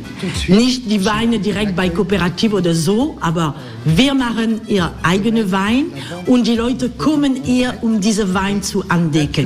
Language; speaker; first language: German; non-native, fluent; French